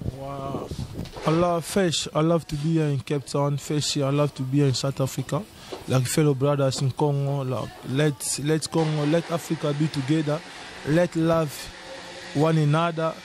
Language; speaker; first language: English; non-native, learner; Lingala